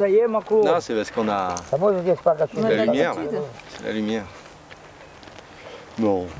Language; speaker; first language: French; native; French